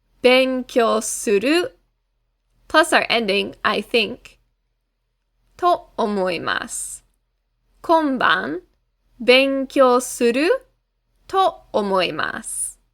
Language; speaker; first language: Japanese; non-native, fluent; English